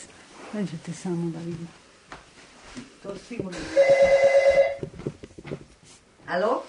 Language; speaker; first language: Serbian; non-native, fluent; Spanish